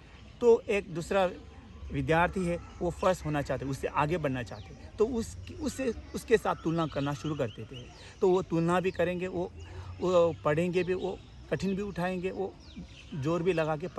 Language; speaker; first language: Hindi; non-native, local second language; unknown